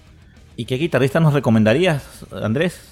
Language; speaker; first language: Spanish; native; Spanish